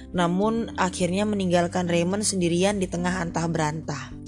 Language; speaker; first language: Indonesian; non-native, fluent; English